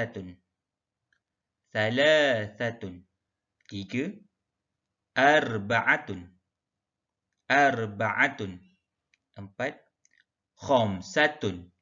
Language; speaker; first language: Arabic; non-native, fluent; Malay